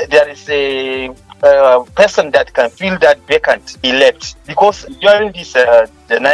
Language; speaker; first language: English; non-native, local second language; Hausa